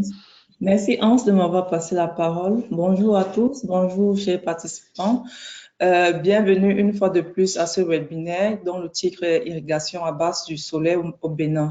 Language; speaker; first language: French; native; French